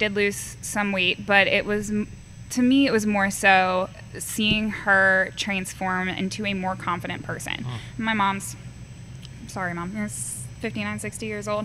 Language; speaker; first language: English; native; English